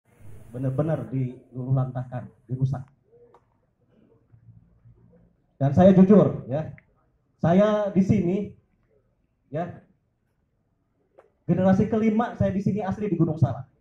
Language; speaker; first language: Indonesian; native; Indonesian